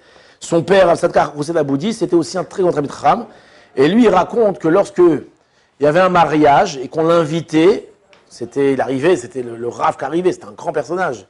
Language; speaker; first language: French; native; French